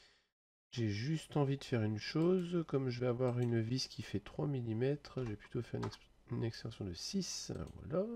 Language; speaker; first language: French; native; French